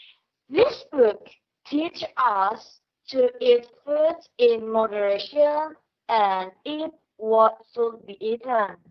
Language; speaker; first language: English; non-native, learner; Indonesian